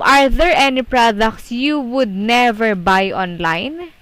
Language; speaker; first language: English; non-native, local second language; Filipino